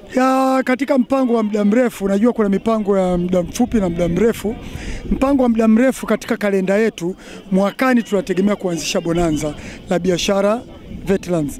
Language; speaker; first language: Swahili; native; Swahili